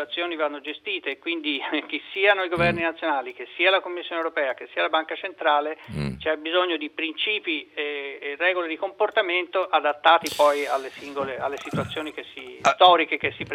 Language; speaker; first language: Italian; native; Italian